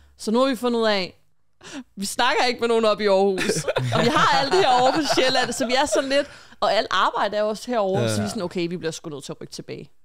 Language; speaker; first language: Danish; native; Danish